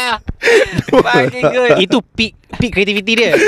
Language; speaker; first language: English; non-native, local second language; Malay